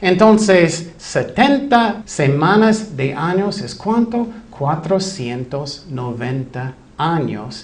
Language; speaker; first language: Spanish; non-native, fluent; English